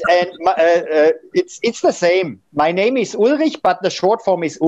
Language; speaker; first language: English; non-native, fluent; German